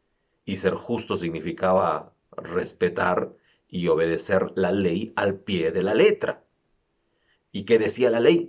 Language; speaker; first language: Spanish; native; Spanish